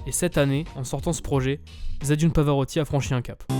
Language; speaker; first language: French; native; French